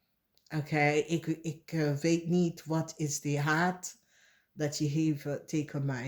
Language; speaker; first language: Dutch; non-native, fluent; English